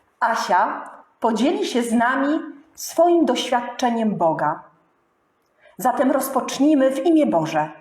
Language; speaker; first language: Polish; native; Polish